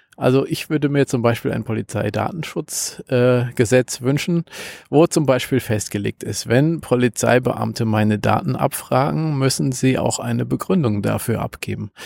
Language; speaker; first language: German; native; German